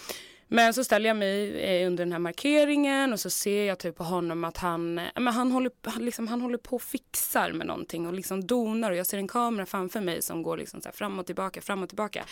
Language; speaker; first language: Swedish; native; Swedish